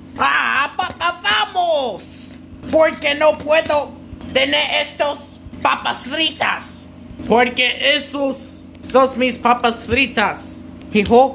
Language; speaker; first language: Spanish; non-native, learner; English